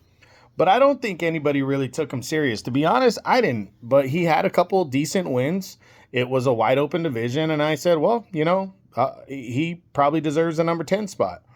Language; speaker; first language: English; native; English